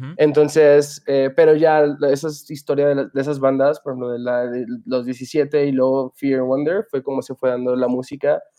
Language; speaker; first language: Spanish; early bilingual, heritage; Spanish